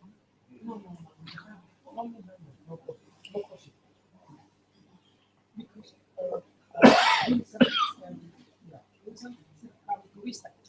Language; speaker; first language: English; non-native, learner; Indonesian